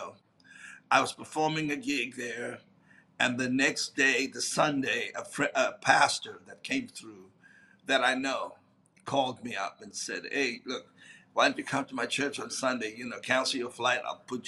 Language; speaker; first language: English; non-native, local second language; Afrikaans